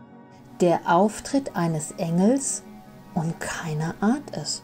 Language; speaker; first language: German; native; German